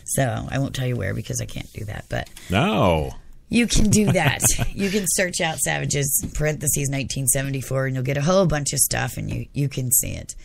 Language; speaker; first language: English; native; English